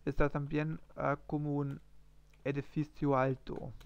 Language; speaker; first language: Spanish; non-native, learner; German